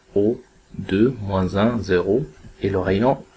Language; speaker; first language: French; non-native, local second language; Arabic